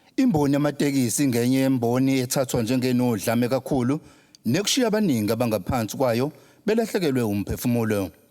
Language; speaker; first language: Zulu; native; Zulu